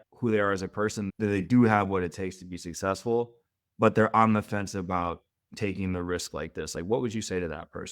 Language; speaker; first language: English; native; English